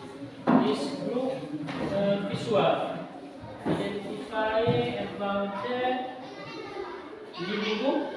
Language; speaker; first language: English; non-native, learner; Indonesian